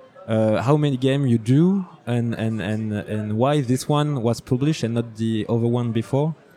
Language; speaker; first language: English; non-native, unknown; French